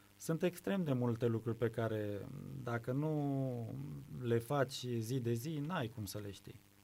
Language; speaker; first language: Romanian; native; Romanian